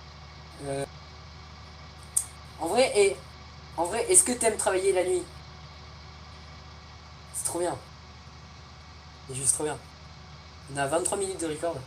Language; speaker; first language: French; native; French